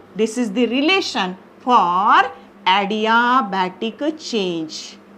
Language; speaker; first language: English; non-native, local second language; Marathi